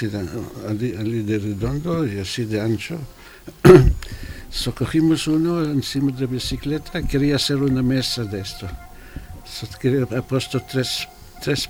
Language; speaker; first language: Spanish; non-native, fluent; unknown